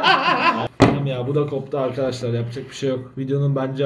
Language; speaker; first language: Turkish; native; Turkish